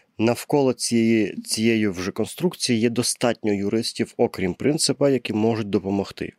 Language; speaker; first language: Ukrainian; non-native, local second language; Russian